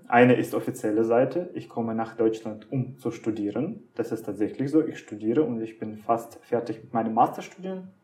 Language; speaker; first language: German; non-native, fluent; Russian